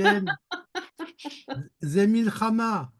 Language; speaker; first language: Hebrew; non-native, learner; French